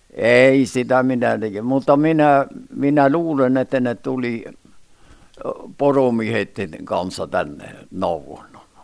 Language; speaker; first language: Finnish; early bilingual, heritage; Finnish